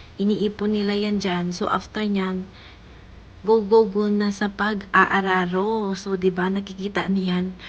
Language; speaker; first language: Filipino; native; Filipino